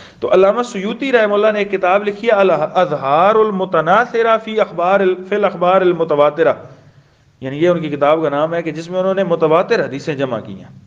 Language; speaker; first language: Urdu; non-native, local second language; Pashto